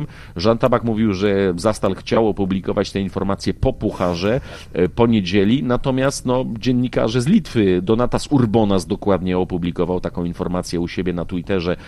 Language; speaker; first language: Polish; native; Polish